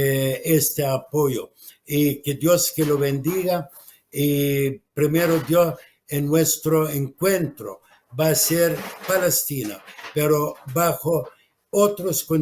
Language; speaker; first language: Spanish; non-native, fluent; Arabic